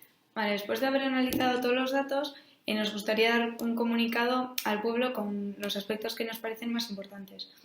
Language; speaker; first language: Spanish; native; Spanish